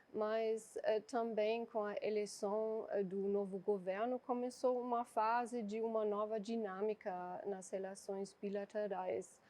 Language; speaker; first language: Portuguese; non-native, fluent; German